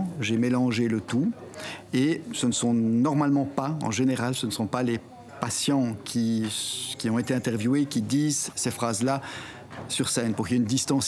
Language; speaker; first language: French; native; French